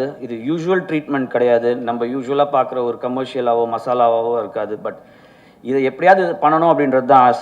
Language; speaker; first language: Tamil; native; Tamil